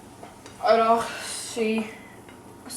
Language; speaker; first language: French; non-native, learner; English